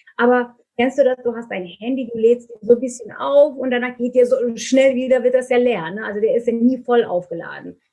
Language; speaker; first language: German; non-native, fluent; Turkish